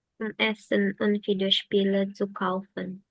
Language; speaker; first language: German; non-native, learner; Indonesian